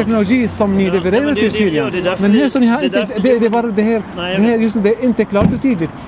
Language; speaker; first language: Swedish; non-native, fluent; Arabic